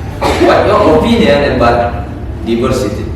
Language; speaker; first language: English; non-native, learner; Indonesian